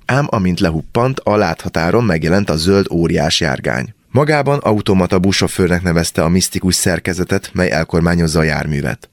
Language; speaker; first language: Hungarian; native; Hungarian